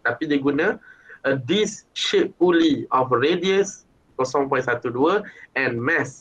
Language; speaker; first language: English; non-native, local second language; Malay